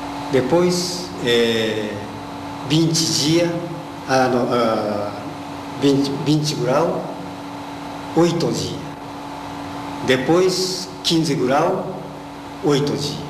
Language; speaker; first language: Portuguese; non-native, learner; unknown